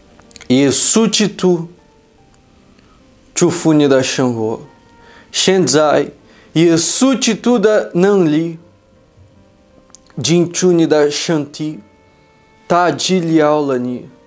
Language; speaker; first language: Chinese; non-native, fluent; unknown